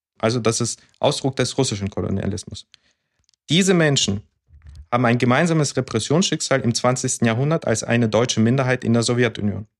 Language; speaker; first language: German; early bilingual, other home language; Russian